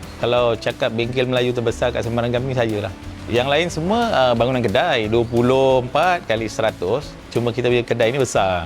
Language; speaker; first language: Malay; native; Malay